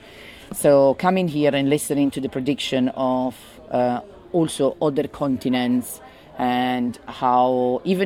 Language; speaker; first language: English; non-native, fluent; Italian